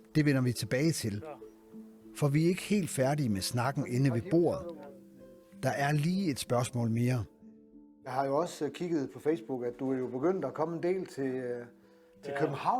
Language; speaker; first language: Danish; native; Danish